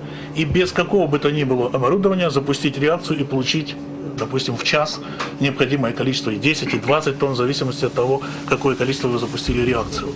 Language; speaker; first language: Russian; native; Russian